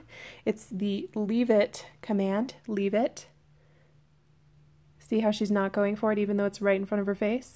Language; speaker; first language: English; native; English